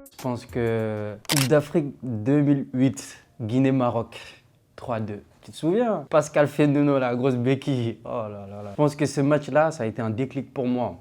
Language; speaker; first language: French; non-native, local second language; Fula